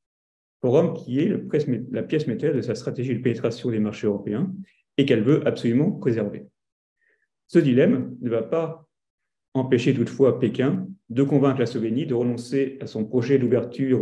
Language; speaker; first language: French; native; French